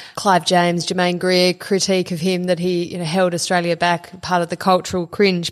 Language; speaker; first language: English; native; English